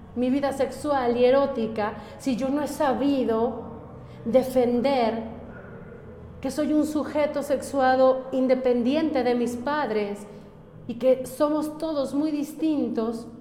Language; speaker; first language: Spanish; native; Spanish